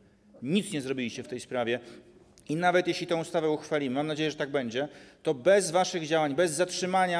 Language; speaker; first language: Polish; native; Polish